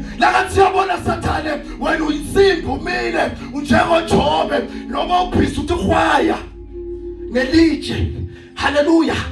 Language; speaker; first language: Zulu; non-native, local second language; Swati